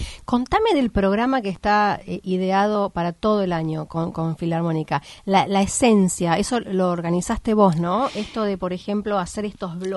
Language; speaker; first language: Spanish; native; Spanish